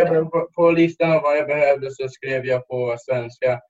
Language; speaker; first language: Swedish; early bilingual, heritage; English